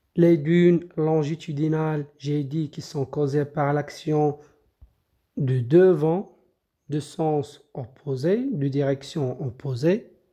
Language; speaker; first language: French; non-native, local second language; Arabic